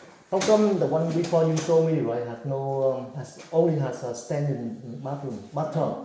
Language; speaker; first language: English; non-native, learner; Vietnamese